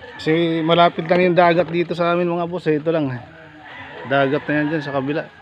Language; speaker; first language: Filipino; native; Filipino